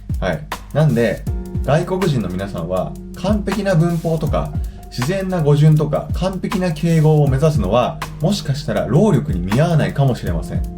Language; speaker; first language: Japanese; native; Japanese